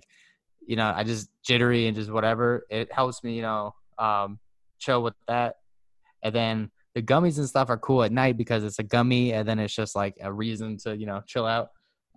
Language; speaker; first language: English; native; English